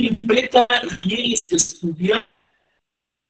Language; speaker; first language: Spanish; native; Spanish